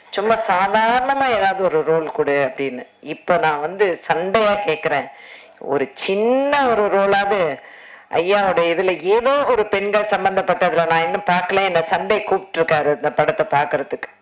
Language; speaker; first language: Tamil; native; Tamil